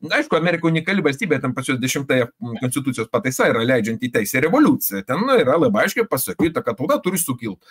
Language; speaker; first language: Lithuanian; native; Lithuanian